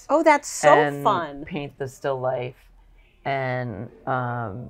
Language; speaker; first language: English; native; English